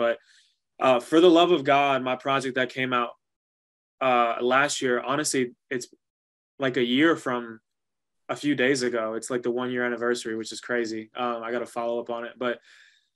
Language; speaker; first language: English; early bilingual, other home language; Spanish